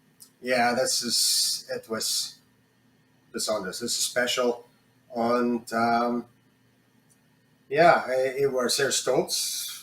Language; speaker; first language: German; non-native, learner; English